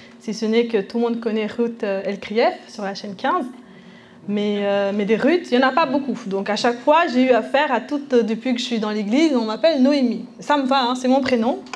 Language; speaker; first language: French; early bilingual, other home language; Spanish